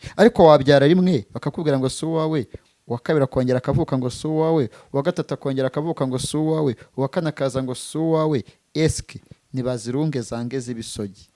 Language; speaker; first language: Kinyarwanda; native; Kinyarwanda